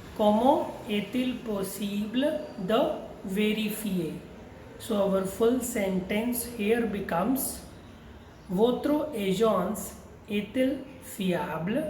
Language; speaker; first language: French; non-native, fluent; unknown